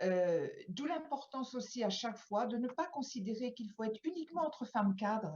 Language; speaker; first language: French; native; French